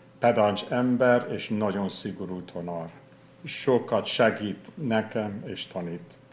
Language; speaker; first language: Hungarian; non-native, fluent; English